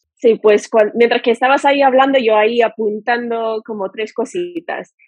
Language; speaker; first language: Spanish; non-native, fluent; English